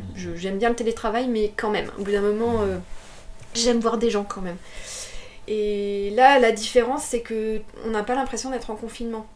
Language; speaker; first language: French; native; French